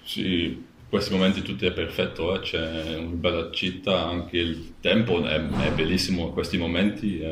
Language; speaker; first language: Italian; non-native, learner; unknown